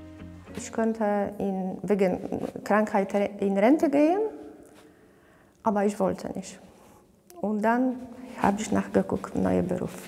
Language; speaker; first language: German; non-native, learner; Polish